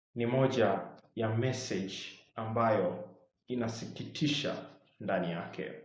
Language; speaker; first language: Swahili; native; Swahili